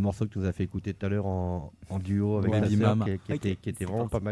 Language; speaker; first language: French; native; French